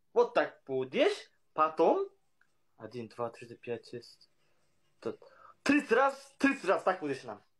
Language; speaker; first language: Russian; non-native, local second language; Kazakh